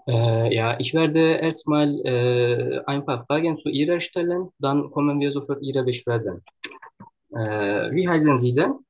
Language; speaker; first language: German; non-native, learner; Turkish